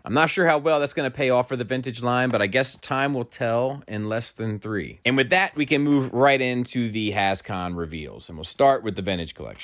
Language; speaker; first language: English; native; English